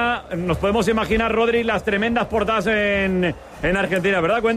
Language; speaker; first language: Spanish; native; Spanish